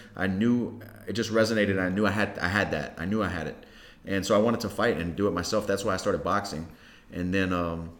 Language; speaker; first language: English; native; English